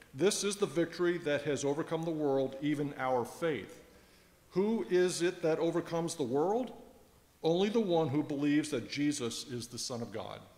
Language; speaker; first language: English; native; English